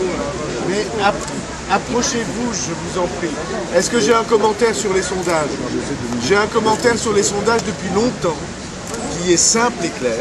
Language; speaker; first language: French; native; French